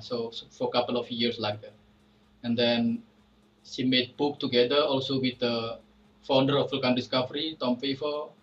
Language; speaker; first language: English; non-native, fluent; Indonesian